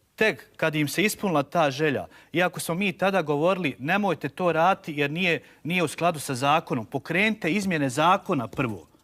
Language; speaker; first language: Bosnian; native; Bosnian